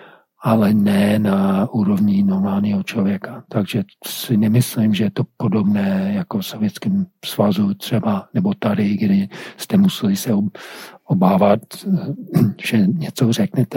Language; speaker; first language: Czech; non-native, fluent; English